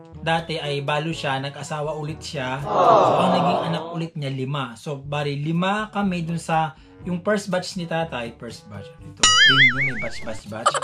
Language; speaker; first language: Filipino; native; Filipino